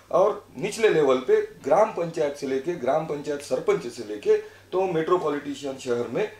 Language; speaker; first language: Hindi; non-native, local second language; Marathi